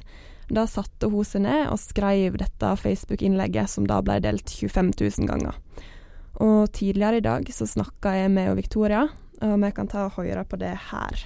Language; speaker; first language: Norwegian; native; Norwegian